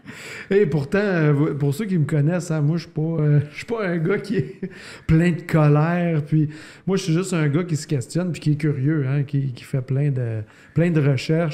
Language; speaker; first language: French; native; French